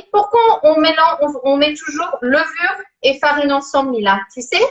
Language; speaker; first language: French; native; French